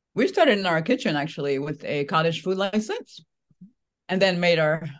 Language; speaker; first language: English; non-native, fluent; French